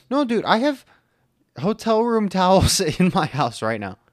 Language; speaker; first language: English; early bilingual, other home language; Filipino